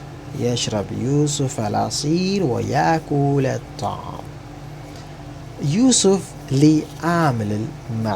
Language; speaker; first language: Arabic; non-native, fluent; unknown